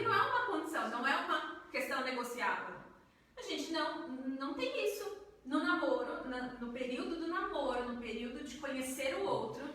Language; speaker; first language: Portuguese; native; Portuguese